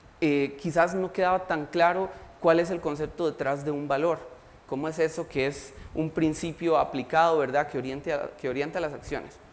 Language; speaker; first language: Spanish; native; Spanish